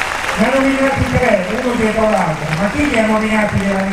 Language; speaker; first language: Italian; native; Italian